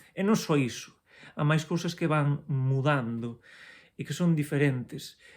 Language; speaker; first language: Galician; native; Galician